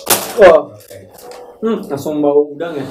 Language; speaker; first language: Indonesian; native; Indonesian